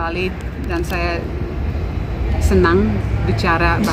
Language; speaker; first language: Indonesian; non-native, local second language; English